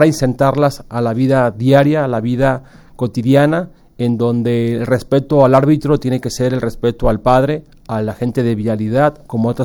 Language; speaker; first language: Spanish; native; Spanish